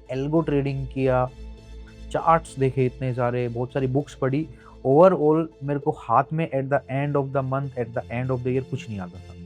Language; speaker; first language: Hindi; native; Hindi